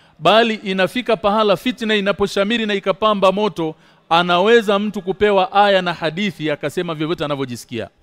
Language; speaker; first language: Swahili; native; Swahili